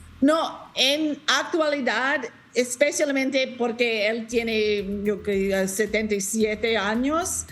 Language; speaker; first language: Spanish; non-native, learner; English